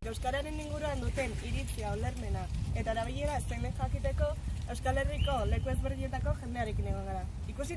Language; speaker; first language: Basque; non-native, local second language; Spanish